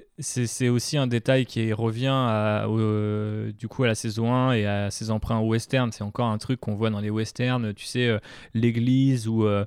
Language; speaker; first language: French; native; French